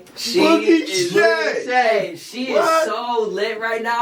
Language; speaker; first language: English; early bilingual, other home language; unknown